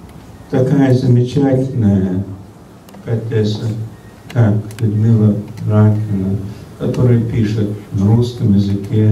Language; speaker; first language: Russian; early bilingual, heritage; Russian